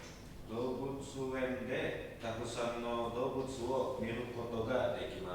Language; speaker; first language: Japanese; non-native, learner; Indonesian